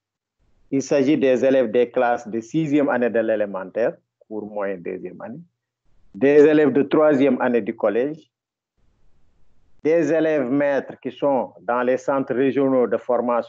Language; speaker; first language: French; non-native, local second language; Wolof